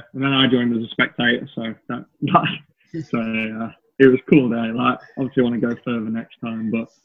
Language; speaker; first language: English; native; English